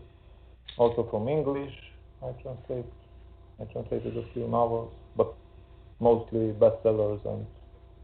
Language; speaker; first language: English; non-native, fluent; Hungarian